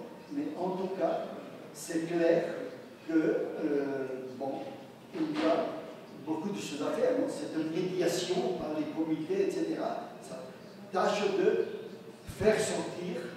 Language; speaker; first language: French; non-native, fluent; Spanish